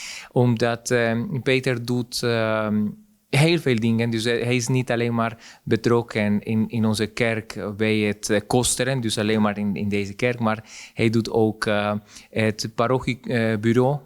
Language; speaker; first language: Dutch; non-native, fluent; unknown